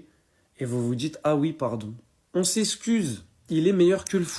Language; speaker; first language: French; native; French